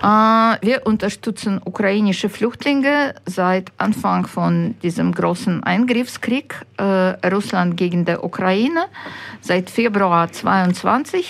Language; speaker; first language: German; non-native, fluent; Ukrainian